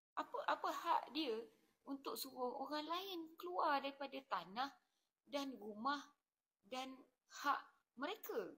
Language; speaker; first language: Malay; native; Malay